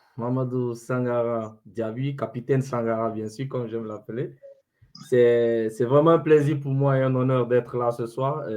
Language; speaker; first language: French; non-native, local second language; Fula